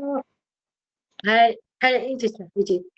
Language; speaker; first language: Chinese; non-native, learner; Indonesian